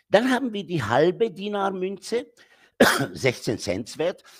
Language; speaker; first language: German; non-native, fluent; Arabic